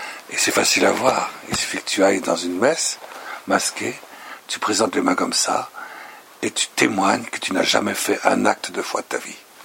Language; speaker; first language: French; native; French